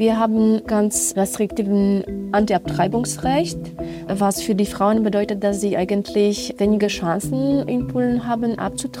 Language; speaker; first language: German; non-native, fluent; Polish